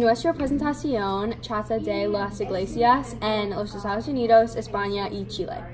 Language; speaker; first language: Spanish; non-native, learner; English